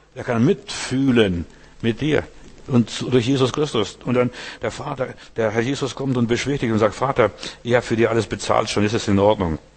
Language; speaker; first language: German; early bilingual, heritage; German